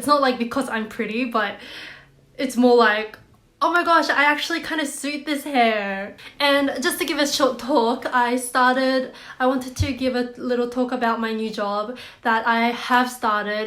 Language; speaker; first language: English; non-native, fluent; Korean